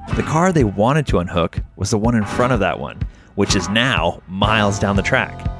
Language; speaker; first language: English; native; English